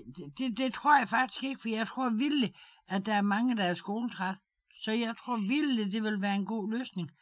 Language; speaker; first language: Danish; native; Danish